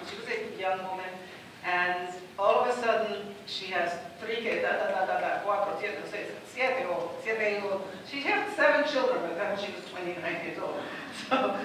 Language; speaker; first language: English; non-native, fluent; Spanish